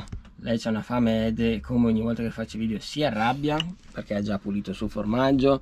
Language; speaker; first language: Italian; native; Italian